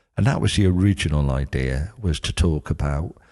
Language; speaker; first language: English; native; English